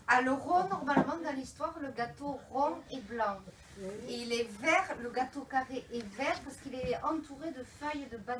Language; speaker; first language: French; native; French